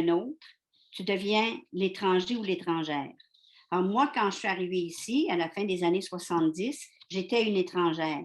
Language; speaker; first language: French; native; French